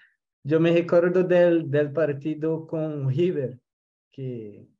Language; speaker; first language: Spanish; non-native, local second language; Portuguese